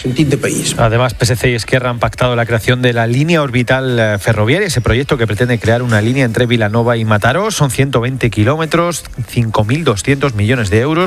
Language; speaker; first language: Spanish; native; Spanish